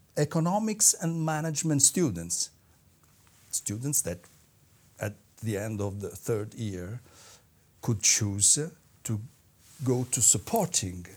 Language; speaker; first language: English; non-native, fluent; Italian